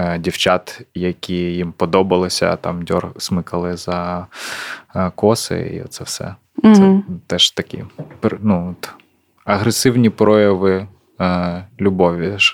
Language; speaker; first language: Ukrainian; non-native, local second language; Russian